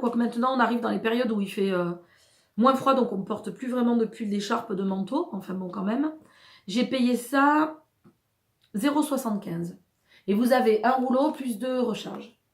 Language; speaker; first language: French; native; French